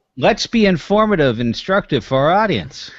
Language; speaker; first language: English; native; English